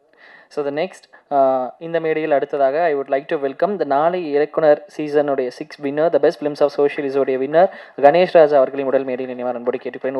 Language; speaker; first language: Tamil; native; Tamil